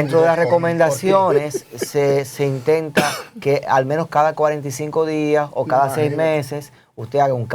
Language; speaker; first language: Spanish; native; Spanish